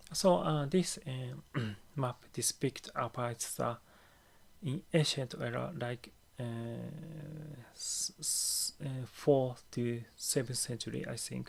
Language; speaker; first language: English; non-native, learner; Japanese